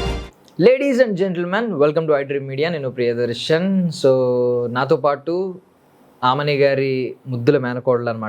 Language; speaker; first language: Telugu; native; Telugu